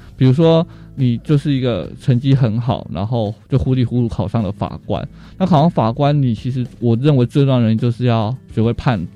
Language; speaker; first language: Chinese; native; Chinese